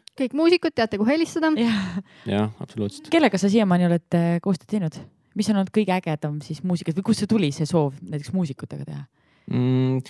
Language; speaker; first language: Estonian; native; Estonian